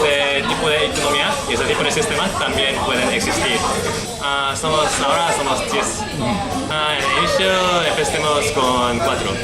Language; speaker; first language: Spanish; non-native, fluent; Korean